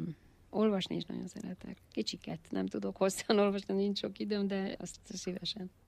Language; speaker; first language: Hungarian; native; Hungarian